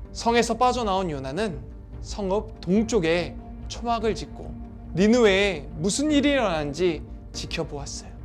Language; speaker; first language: Korean; native; Korean